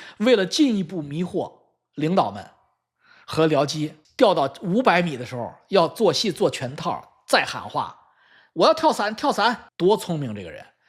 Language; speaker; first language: Chinese; native; Chinese